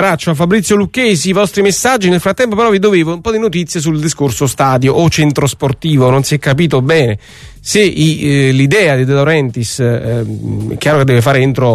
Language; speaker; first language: Italian; native; Italian